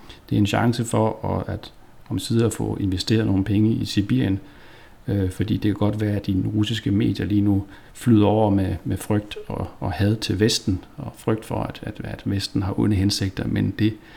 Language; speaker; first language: Danish; native; Danish